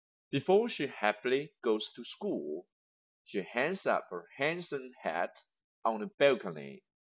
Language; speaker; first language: English; non-native, fluent; Chinese